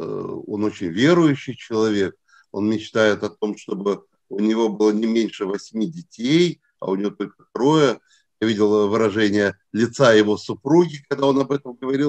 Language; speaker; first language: Russian; native; Russian